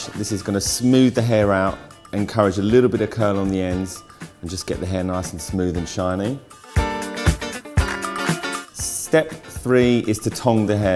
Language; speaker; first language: English; native; English